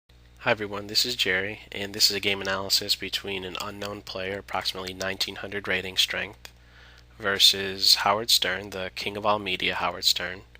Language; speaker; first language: English; native; English